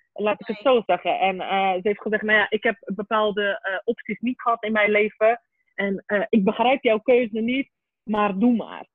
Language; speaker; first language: Dutch; early bilingual, other home language; Persian